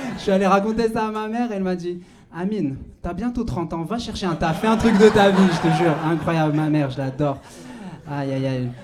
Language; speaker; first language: French; non-native, local second language; Arabic